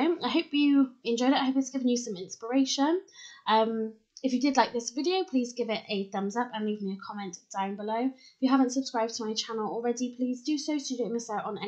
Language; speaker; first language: English; native; English